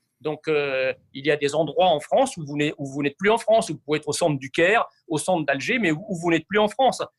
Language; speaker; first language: French; early bilingual, other home language; Arabic